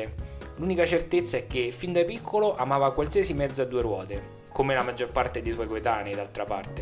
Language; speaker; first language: Italian; native; Italian